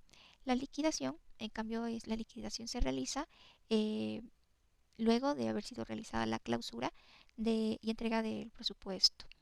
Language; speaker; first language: Spanish; native; Spanish